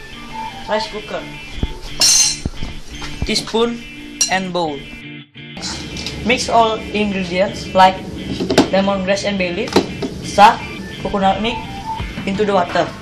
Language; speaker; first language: English; non-native, learner; Indonesian